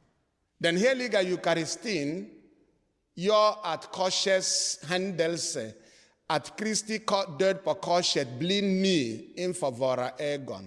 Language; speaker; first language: Swedish; non-native, fluent; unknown